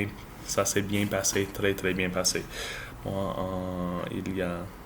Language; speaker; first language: French; non-native, learner; English